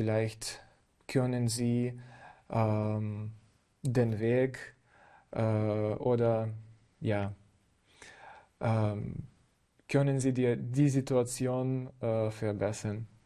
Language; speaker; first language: German; non-native, fluent; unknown